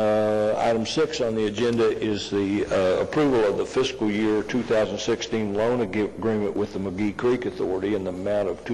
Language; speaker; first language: English; native; English